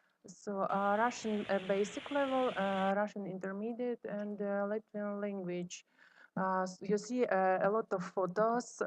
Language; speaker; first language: English; non-native, fluent; Russian